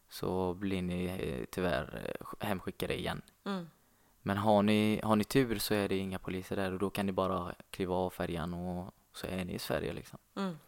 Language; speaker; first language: Swedish; non-native, fluent; Arabic